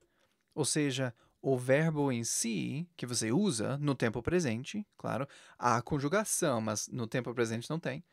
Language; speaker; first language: Portuguese; non-native, fluent; English